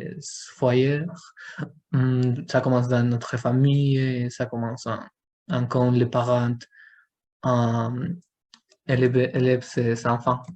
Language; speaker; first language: French; non-native, learner; Spanish